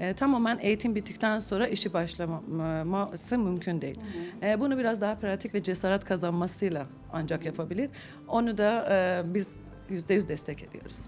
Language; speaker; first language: Turkish; non-native, fluent; Persian